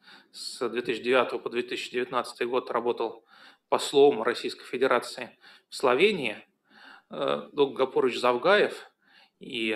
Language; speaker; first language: Russian; native; Russian